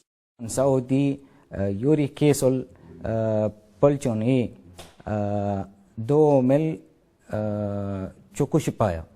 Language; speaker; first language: Korean; non-native, learner; Arabic